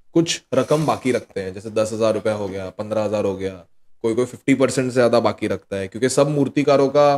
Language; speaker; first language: Hindi; non-native, local second language; Marathi